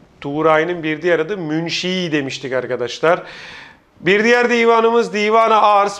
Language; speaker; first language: Turkish; native; Turkish